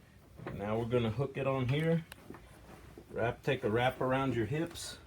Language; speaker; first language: English; native; English